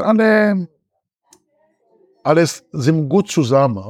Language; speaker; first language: German; non-native, learner; Italian